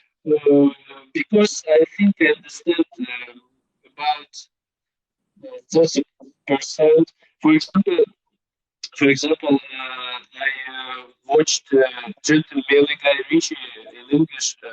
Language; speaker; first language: English; non-native, learner; Belarusian